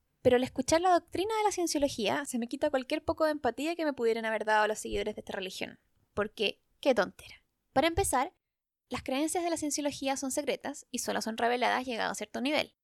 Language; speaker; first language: Spanish; native; Spanish